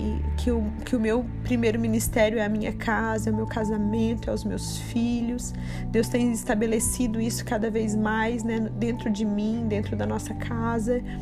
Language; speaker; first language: Portuguese; native; Portuguese